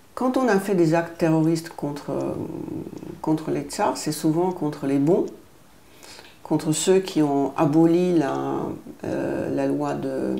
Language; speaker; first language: French; non-native, fluent; Russian